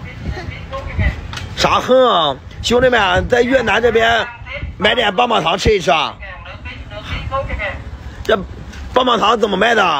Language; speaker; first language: Chinese; native; Chinese